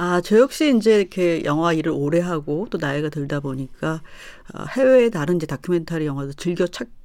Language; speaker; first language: Korean; native; Korean